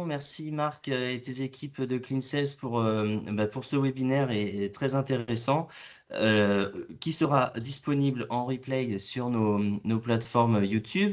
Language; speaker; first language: French; native; French